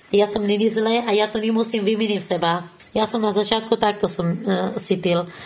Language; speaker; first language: Slovak; non-native, learner; Persian